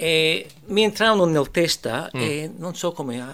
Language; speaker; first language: Italian; early bilingual, heritage; English